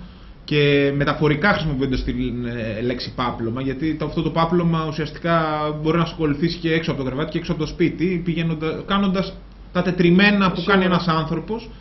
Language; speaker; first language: Greek; native; Greek